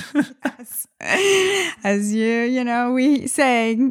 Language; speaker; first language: English; early bilingual, other home language; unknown